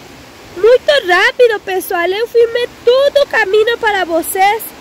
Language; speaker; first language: Portuguese; non-native, local second language; Spanish